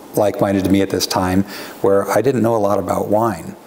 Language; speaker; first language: English; native; English